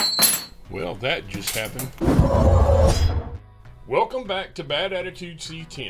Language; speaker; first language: English; native; English